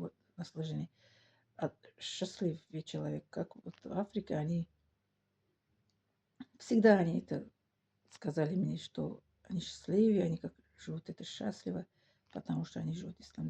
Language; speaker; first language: Russian; non-native, local second language; Tajik